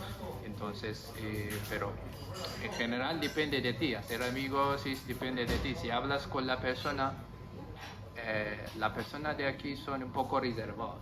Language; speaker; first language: Spanish; non-native, fluent; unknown